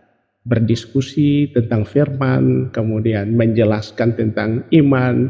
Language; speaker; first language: Indonesian; native; Indonesian